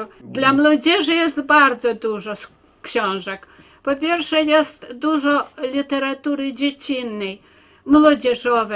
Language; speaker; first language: Polish; early bilingual, heritage; Polish